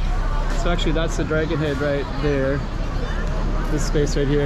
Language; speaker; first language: English; native; English